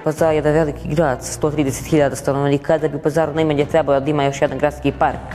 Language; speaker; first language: Bosnian; native; Bosnian